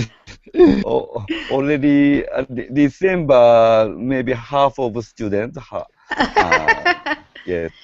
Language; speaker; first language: English; non-native, learner; Japanese